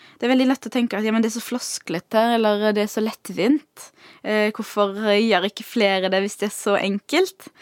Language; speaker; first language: Norwegian; early bilingual, other home language; Arabic